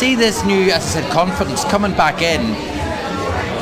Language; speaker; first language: English; native; English